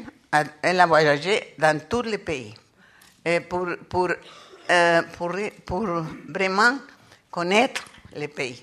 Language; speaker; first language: French; non-native, learner; Spanish